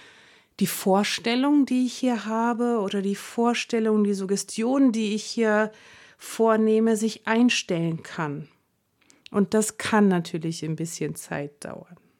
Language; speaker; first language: German; native; German